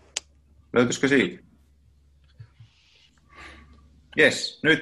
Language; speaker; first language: Finnish; native; Finnish